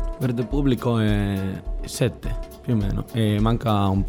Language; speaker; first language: Italian; non-native, learner; Spanish